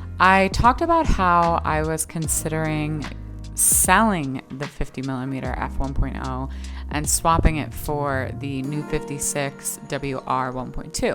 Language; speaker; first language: English; native; English